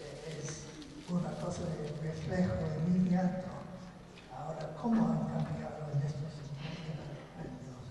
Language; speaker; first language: Spanish; non-native, fluent; English